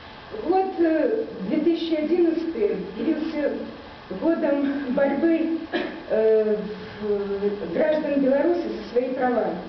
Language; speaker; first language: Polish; non-native, learner; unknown